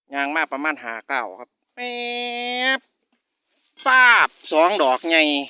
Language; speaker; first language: Thai; native; Thai